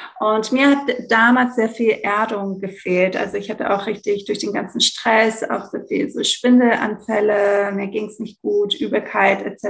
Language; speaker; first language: German; early bilingual, heritage; German